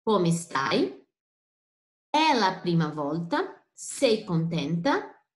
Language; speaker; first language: Italian; non-native, fluent; Portuguese